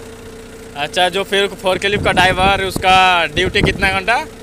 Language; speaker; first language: Hindi; non-native, learner; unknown